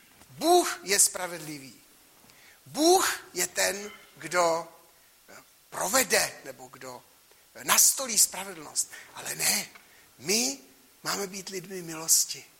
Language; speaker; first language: Czech; native; Czech